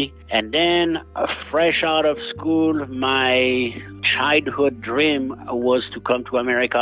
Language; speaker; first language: English; non-native, fluent; French